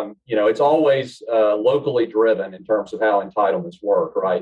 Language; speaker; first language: English; native; English